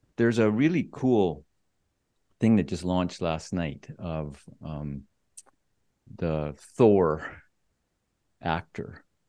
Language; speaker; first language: English; native; English